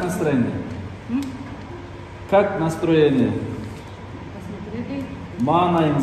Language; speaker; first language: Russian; non-native, local second language; Kyrgyz